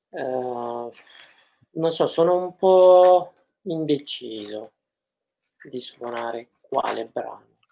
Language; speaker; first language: Italian; non-native, fluent; Kurdish